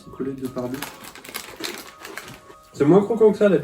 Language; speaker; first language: French; native; French